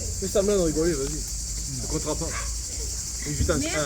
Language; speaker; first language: French; native; French